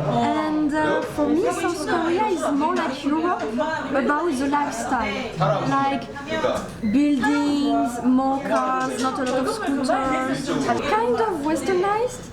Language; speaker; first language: English; non-native, fluent; French